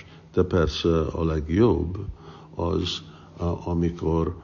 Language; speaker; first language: Hungarian; early bilingual, heritage; Hungarian